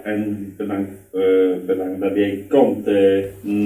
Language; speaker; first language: Dutch; non-native, learner; Polish